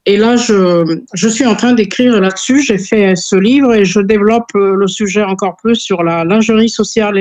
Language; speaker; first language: French; non-native, fluent; Serbian